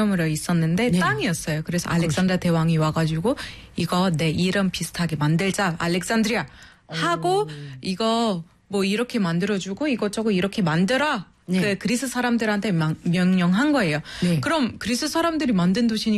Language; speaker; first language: Korean; non-native, fluent; Arabic